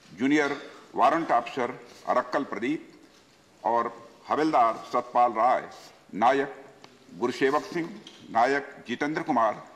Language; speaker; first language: Hindi; native; Hindi